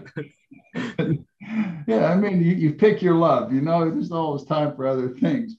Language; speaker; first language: English; native; English